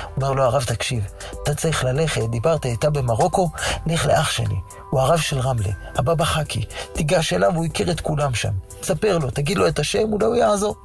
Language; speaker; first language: Hebrew; native; Hebrew